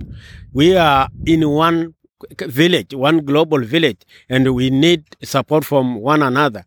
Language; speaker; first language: English; non-native, local second language; Masai